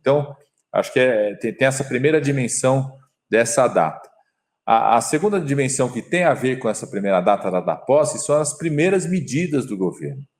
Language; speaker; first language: Portuguese; native; Portuguese